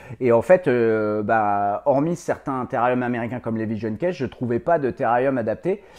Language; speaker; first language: French; native; French